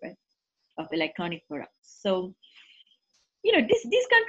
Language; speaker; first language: English; native; English